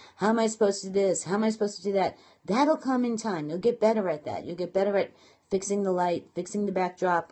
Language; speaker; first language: English; native; English